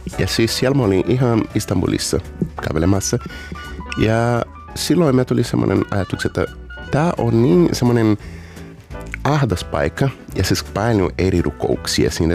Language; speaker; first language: Finnish; non-native, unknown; Portuguese